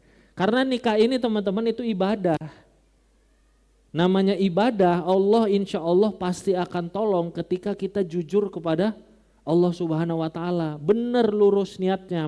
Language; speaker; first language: Indonesian; non-native, local second language; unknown